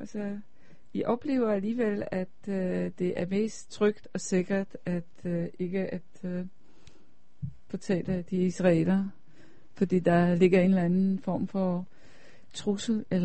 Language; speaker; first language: Danish; non-native, fluent; Polish